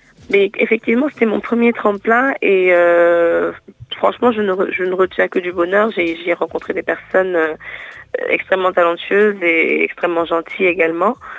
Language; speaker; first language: French; non-native, local second language; Wolof